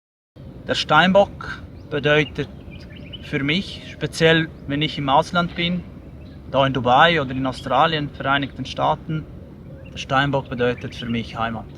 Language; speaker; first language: German; non-native, local second language; Italian